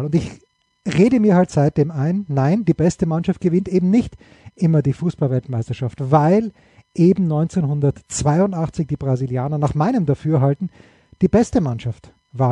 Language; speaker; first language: German; native; German